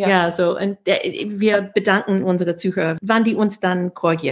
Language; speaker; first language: German; non-native, fluent; English